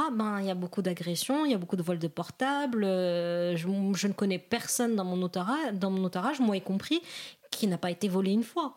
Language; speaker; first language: French; non-native, local second language; Arabic